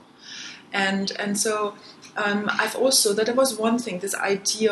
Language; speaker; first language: English; non-native, fluent; German